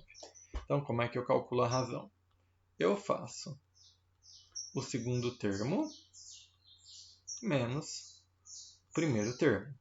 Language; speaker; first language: Portuguese; native; Portuguese